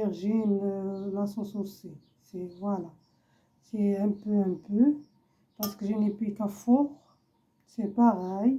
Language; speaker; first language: French; non-native, learner; Arabic